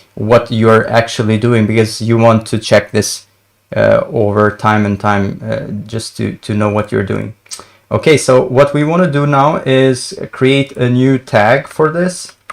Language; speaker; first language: English; non-native, fluent; Albanian